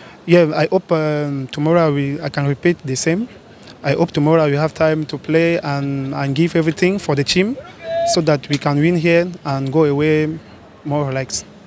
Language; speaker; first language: English; non-native, learner; French